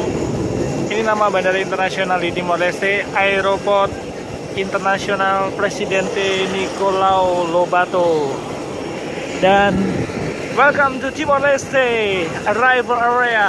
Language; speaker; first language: Indonesian; native; Indonesian